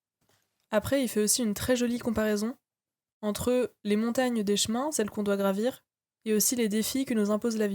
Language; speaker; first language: French; native; French